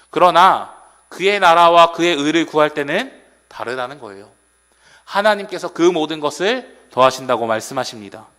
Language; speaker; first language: Korean; native; Korean